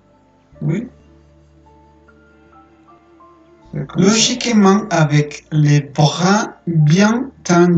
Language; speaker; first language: French; non-native, fluent; Spanish